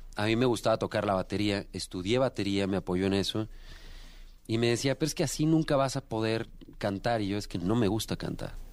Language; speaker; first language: Spanish; native; Spanish